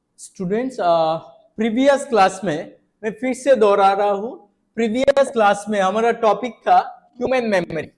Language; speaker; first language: Hindi; non-native, local second language; Bangla